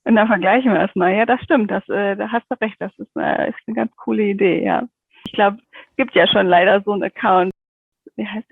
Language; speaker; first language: German; native; German